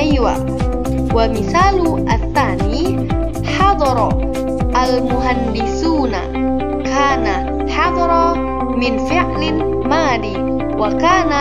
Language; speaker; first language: Arabic; non-native, learner; Indonesian